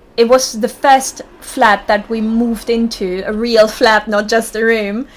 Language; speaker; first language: English; non-native, fluent; German